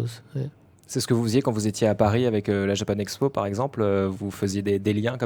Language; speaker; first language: French; native; French